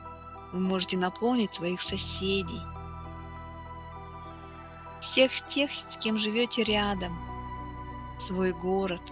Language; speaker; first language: Russian; native; Russian